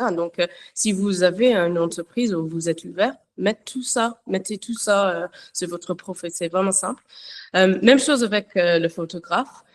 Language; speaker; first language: French; non-native, learner; English